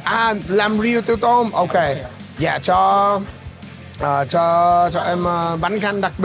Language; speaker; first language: Vietnamese; non-native, fluent; English